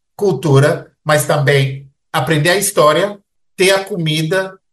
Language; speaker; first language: Portuguese; early bilingual, heritage; Portuguese